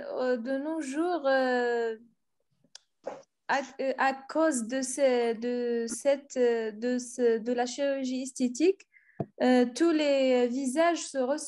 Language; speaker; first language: French; non-native, learner; Arabic